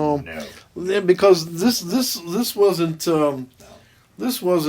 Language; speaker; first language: English; native; English